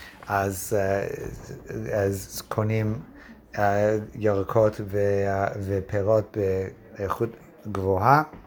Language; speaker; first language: Hebrew; non-native, fluent; English